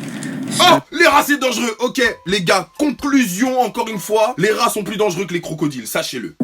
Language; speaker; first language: French; native; French